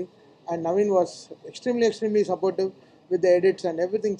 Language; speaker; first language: Telugu; native; Telugu